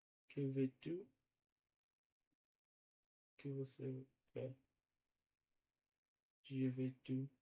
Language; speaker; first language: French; non-native, learner; Portuguese